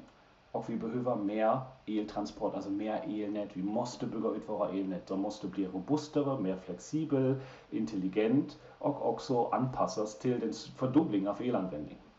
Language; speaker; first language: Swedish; non-native, fluent; German